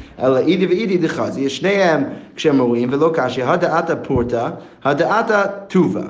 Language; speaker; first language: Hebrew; non-native, fluent; English